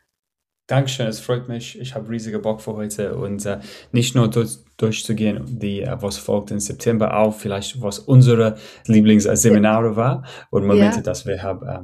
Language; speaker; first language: German; non-native, fluent; English